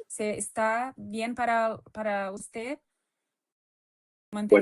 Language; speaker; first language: Spanish; non-native, fluent; Portuguese